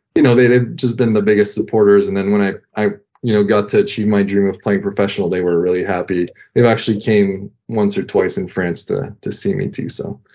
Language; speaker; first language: English; non-native, fluent; French